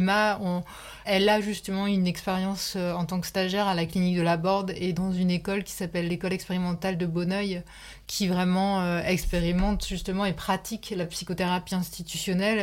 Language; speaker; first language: French; native; French